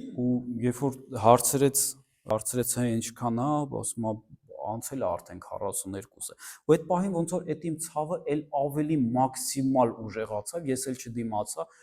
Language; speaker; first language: Armenian; early bilingual, heritage; Armenian